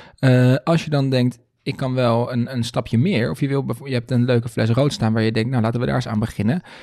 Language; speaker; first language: Dutch; native; Dutch